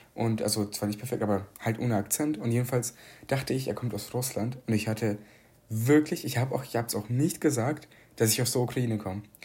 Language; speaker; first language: German; early bilingual, other home language; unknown